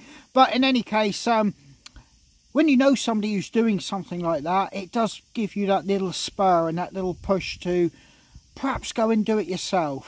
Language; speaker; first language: English; native; English